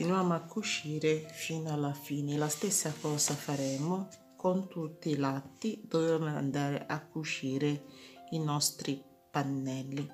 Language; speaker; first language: Italian; non-native, fluent; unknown